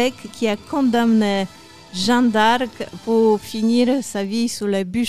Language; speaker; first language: French; non-native, fluent; Polish